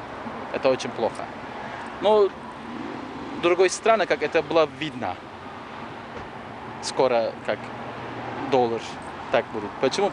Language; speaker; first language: Russian; non-native, learner; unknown